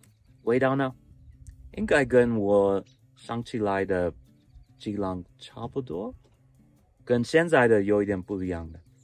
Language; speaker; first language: Chinese; non-native, fluent; English